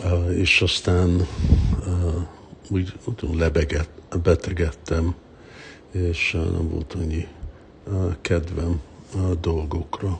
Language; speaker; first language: Hungarian; early bilingual, heritage; Hungarian